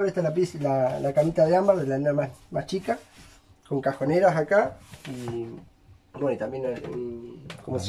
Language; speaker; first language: Spanish; native; Spanish